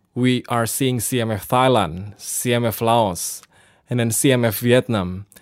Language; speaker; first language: English; non-native, fluent; Indonesian